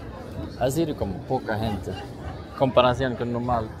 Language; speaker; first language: Spanish; non-native, learner; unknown